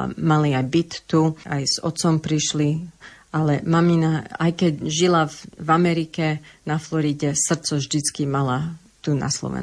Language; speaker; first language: Slovak; early bilingual, heritage; English